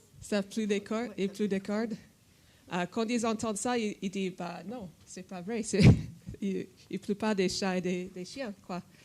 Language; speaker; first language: French; non-native, fluent; English